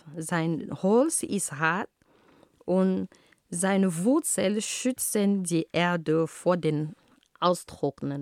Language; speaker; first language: German; non-native, fluent; Ghomala